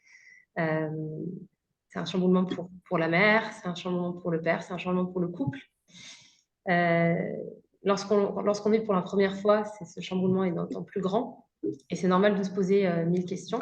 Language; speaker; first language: French; native; French